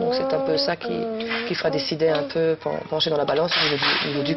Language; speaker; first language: French; native; French